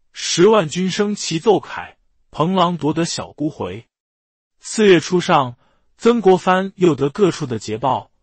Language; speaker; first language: Chinese; native; Chinese